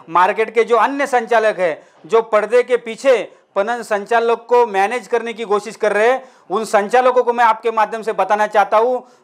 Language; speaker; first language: Hindi; non-native, local second language; Marathi